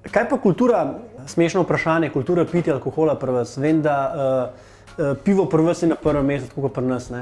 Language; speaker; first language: Slovenian; native; Slovenian